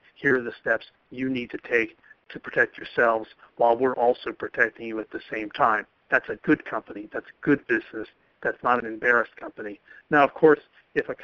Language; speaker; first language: English; native; English